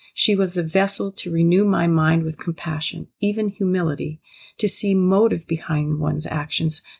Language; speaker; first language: English; native; English